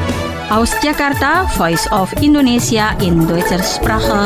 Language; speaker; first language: German; non-native, fluent; Indonesian